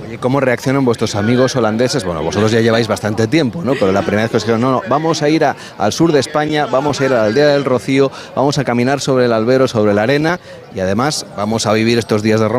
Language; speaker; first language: Spanish; native; Spanish